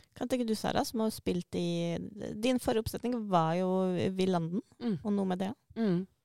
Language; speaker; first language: Norwegian; native; Norwegian